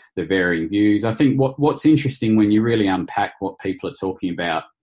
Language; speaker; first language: English; native; English